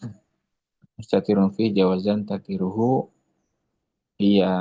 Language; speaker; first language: Arabic; non-native, fluent; Indonesian